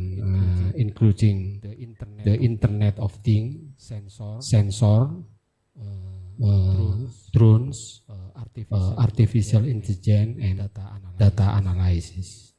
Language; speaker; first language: English; non-native, learner; Indonesian